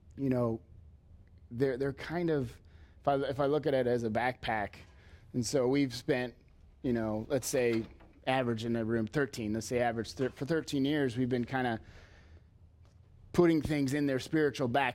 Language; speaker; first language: English; native; English